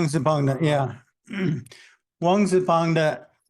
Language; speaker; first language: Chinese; non-native, fluent; English